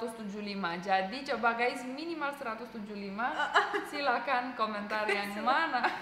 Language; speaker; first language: Indonesian; non-native, fluent; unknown